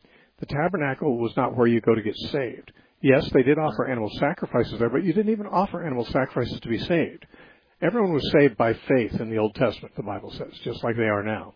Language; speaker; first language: English; native; English